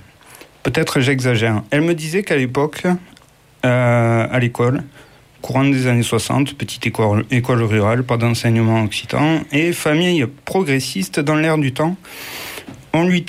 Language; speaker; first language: French; native; French